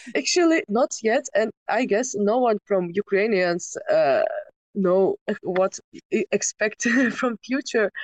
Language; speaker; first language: English; non-native, fluent; Ukrainian